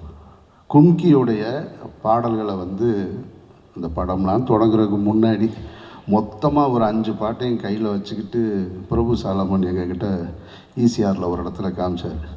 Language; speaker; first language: Tamil; native; Tamil